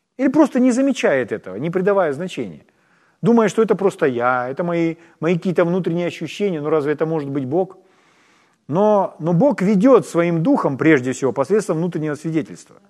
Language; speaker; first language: Russian; non-native, local second language; Ukrainian